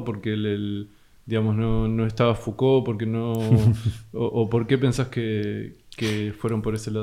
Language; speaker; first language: Spanish; native; Spanish